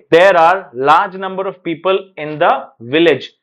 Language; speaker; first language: English; non-native, local second language; Gujarati